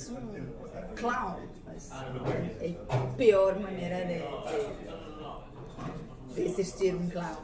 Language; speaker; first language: Spanish; non-native, fluent; Portuguese